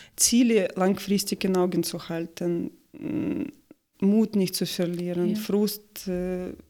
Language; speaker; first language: German; non-native, fluent; Ukrainian